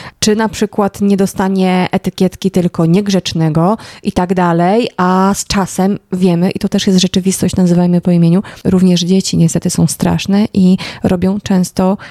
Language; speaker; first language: Polish; native; Polish